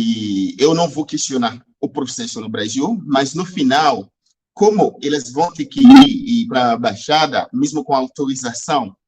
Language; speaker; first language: Portuguese; non-native, fluent; Haitian Creole